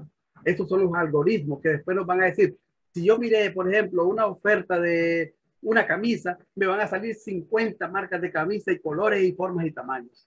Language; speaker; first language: Spanish; native; Spanish